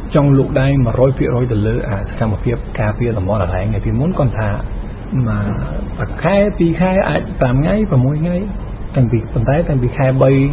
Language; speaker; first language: Khmer; non-native, fluent; Spanish